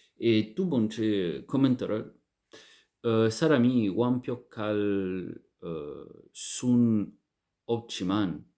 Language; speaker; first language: Korean; non-native, learner; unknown